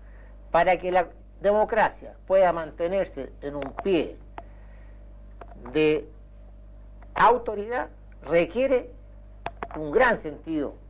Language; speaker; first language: Spanish; native; Spanish